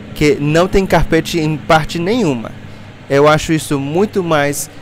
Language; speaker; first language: Portuguese; non-native, fluent; English